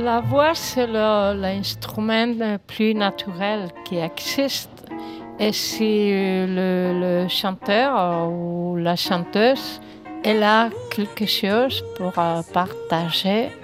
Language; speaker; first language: French; non-native, fluent; Spanish